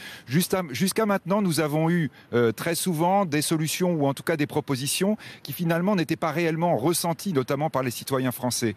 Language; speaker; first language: French; native; French